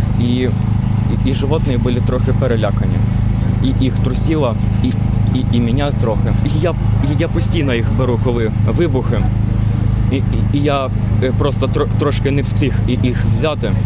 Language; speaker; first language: Ukrainian; non-native, local second language; Russian